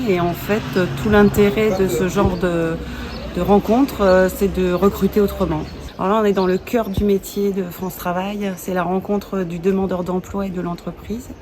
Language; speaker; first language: French; native; French